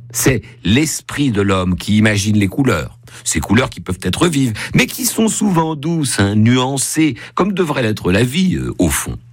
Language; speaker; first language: French; native; French